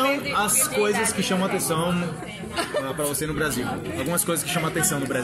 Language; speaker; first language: Portuguese; native; Portuguese